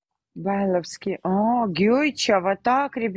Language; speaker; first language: Russian; native; Russian